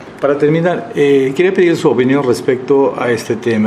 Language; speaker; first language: Spanish; native; Spanish